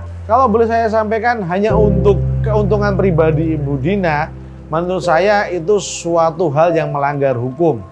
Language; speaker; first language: Indonesian; native; Indonesian